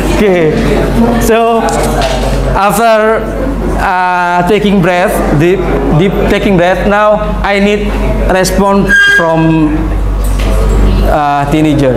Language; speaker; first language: English; non-native, fluent; Indonesian